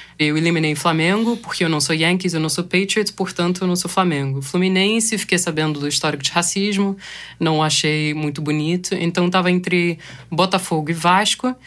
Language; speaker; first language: Portuguese; non-native, fluent; English